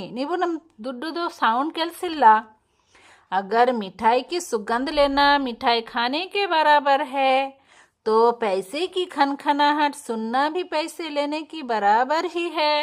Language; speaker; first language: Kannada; non-native, local second language; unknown